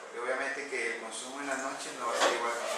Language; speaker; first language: Spanish; native; Spanish